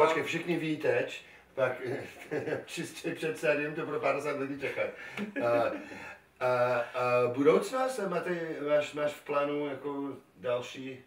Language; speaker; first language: Czech; non-native, learner; English